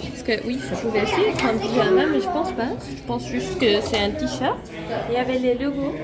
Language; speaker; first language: French; non-native, fluent; Dutch